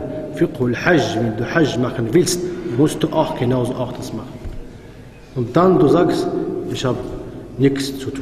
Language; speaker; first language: German; non-native, fluent; Arabic